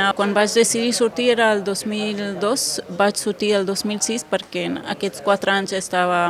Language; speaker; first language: Catalan; non-native, fluent; Kurdish